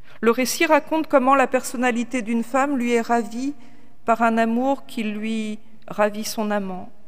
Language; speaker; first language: French; native; French